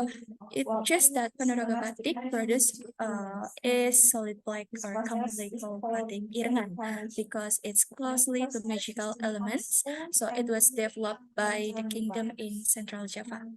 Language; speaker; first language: English; non-native, learner; Indonesian